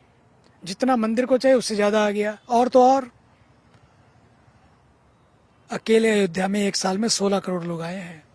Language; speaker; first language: Hindi; native; Hindi